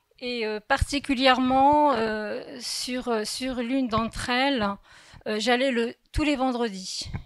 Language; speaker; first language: French; early bilingual, other home language; Kabyle